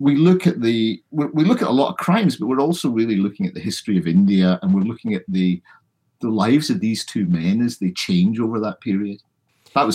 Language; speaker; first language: English; native; English